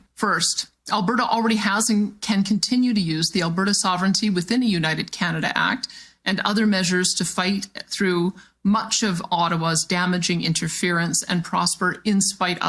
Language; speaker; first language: English; native; English